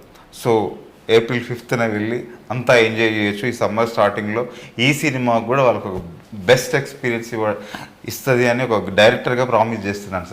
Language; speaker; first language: Telugu; native; Telugu